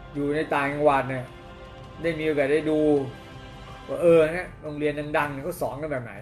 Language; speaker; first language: Thai; native; Thai